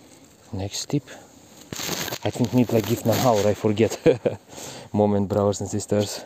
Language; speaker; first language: English; non-native, learner; Russian